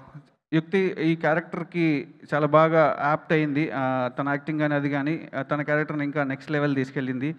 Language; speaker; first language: Telugu; native; Telugu